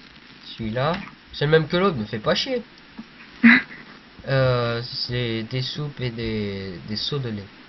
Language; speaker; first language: French; native; French